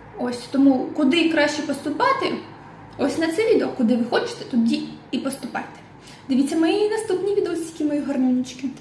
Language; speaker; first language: Ukrainian; non-native, local second language; Russian